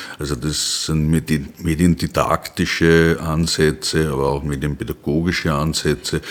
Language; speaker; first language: German; native; German